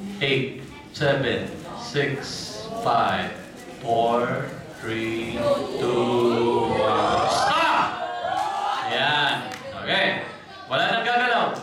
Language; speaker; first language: Filipino; native; Filipino